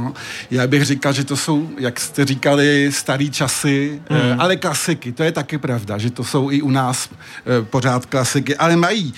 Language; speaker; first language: Czech; early bilingual, heritage; French